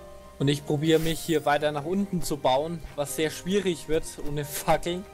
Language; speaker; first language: German; native; German